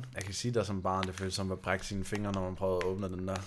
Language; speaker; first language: Danish; non-native, fluent; German